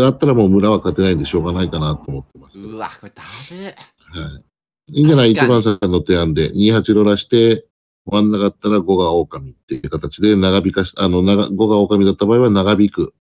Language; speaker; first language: Japanese; native; Japanese